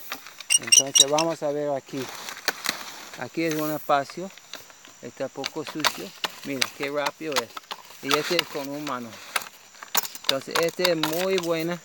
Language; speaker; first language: Spanish; non-native, learner; English